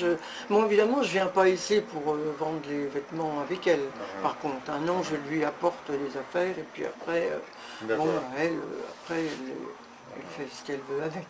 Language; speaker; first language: French; native; French